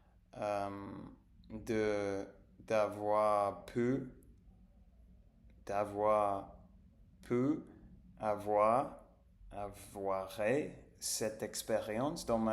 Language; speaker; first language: French; non-native, learner; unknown